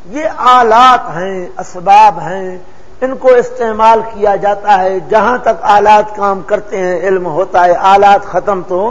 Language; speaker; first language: Urdu; non-native, local second language; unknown